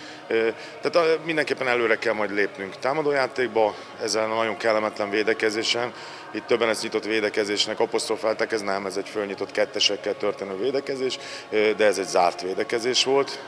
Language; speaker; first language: Hungarian; native; Hungarian